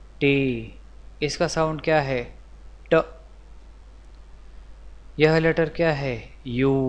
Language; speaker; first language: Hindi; non-native, local second language; Marathi